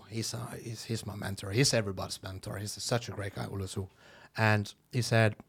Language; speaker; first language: English; non-native, fluent; Norwegian